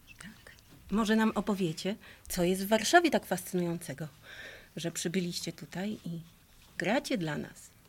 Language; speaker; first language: Polish; native; Polish